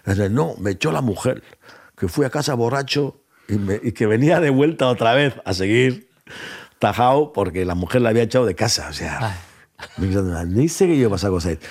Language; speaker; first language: Spanish; non-native, local second language; Basque